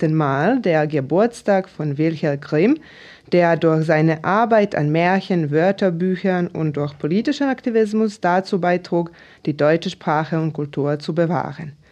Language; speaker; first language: German; non-native, fluent; Serbian